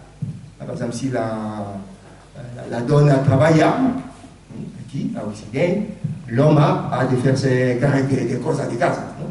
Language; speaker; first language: Catalan; non-native, fluent; Lingala